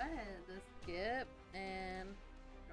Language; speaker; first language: English; native; English